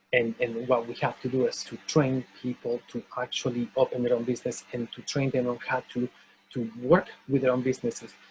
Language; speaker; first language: English; non-native, fluent; Spanish